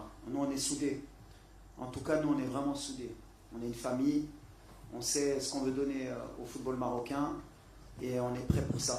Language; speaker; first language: French; native; French